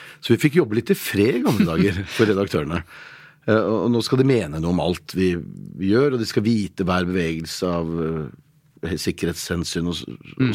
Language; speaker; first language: Norwegian; native; Norwegian